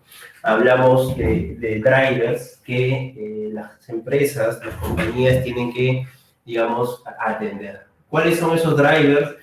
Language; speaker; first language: Spanish; native; Spanish